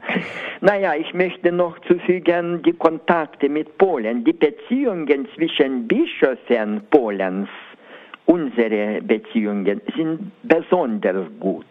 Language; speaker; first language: German; non-native, learner; Lithuanian